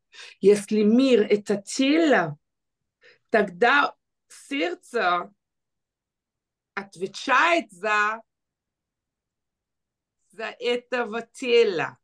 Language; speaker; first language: Russian; early bilingual, heritage; Russian